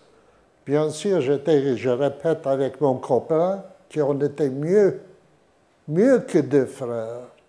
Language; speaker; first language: French; non-native, fluent; Yiddish